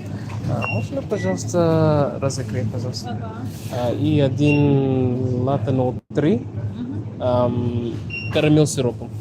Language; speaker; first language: Russian; non-native, learner; Shona